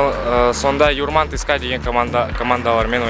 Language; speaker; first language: Kazakh; non-native, local second language; Russian